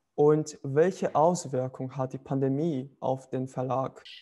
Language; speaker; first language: German; non-native, fluent; Portuguese